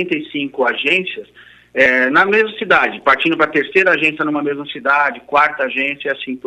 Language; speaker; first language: Portuguese; native; Portuguese